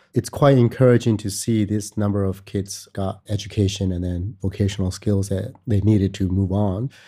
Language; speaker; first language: English; non-native, fluent; Burmese